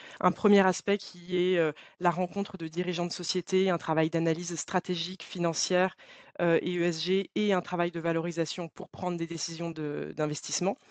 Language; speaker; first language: French; native; French